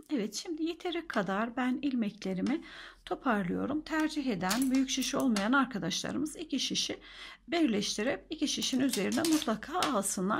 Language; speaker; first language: Turkish; native; Turkish